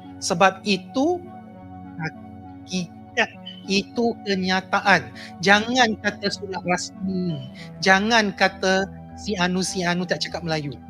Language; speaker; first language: Malay; non-native, local second language; Chinese